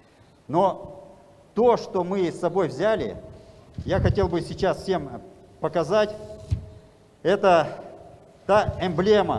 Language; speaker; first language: Russian; native; Russian